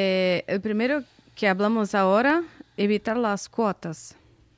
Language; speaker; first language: Spanish; non-native, fluent; Portuguese